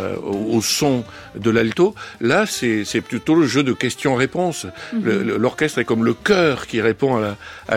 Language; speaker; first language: French; native; French